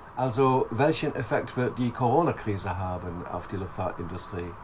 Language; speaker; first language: German; non-native, fluent; English